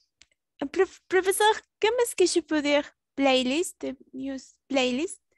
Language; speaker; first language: French; non-native, learner; Spanish